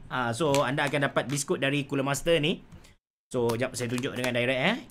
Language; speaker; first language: Malay; native; Malay